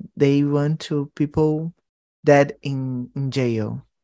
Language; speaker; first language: English; non-native, fluent; Portuguese